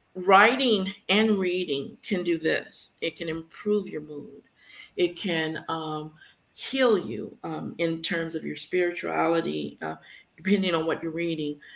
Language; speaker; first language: English; native; English